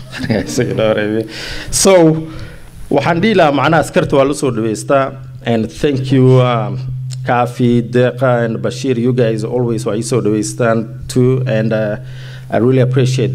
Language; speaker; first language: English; early bilingual, heritage; Somali